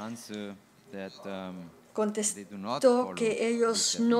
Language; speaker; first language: Spanish; non-native, learner; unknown